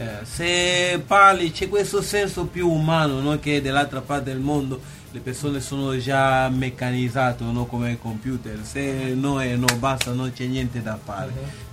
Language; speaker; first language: Italian; non-native, fluent; Lingala